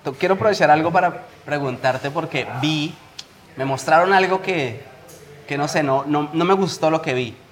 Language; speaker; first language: Spanish; native; Spanish